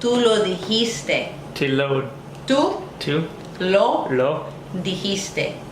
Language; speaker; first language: Spanish; non-native, fluent; English